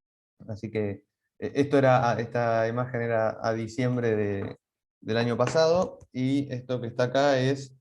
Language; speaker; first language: Spanish; native; Spanish